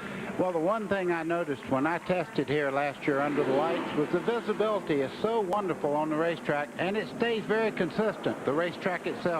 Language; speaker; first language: English; native; English